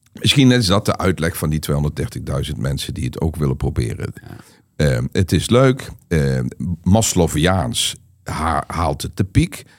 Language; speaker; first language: Dutch; native; Dutch